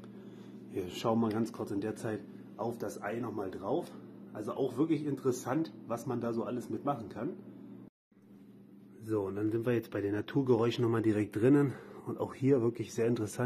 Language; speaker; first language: German; native; German